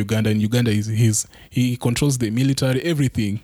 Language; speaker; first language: English; non-native, local second language; Luo (Kenya and Tanzania)